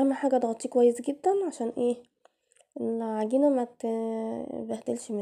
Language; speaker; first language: Arabic; native; Arabic